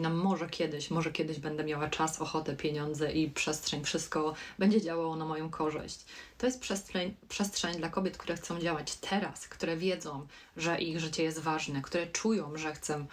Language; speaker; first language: Polish; native; Polish